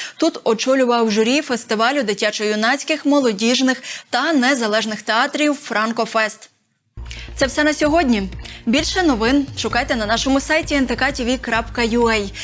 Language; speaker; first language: Ukrainian; native; Ukrainian